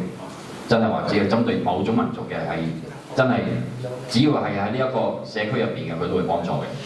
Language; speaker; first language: Cantonese; native; Cantonese